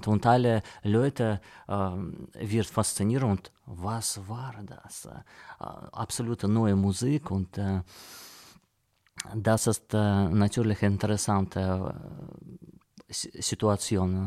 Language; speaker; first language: German; non-native, learner; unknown